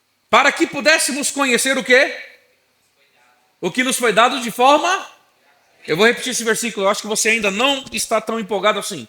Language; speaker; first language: Portuguese; native; Portuguese